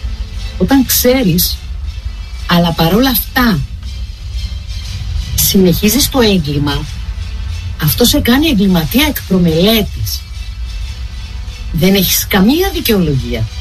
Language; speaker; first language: Greek; native; Greek